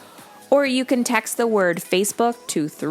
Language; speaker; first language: English; native; English